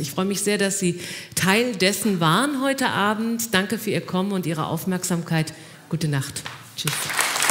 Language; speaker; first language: German; native; German